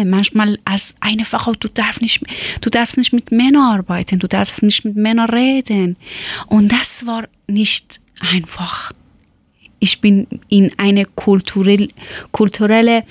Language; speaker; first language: German; non-native, learner; Persian